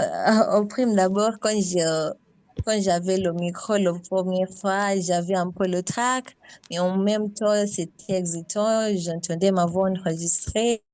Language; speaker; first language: French; non-native, fluent; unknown